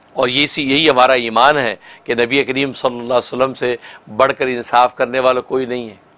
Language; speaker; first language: Urdu; native; Urdu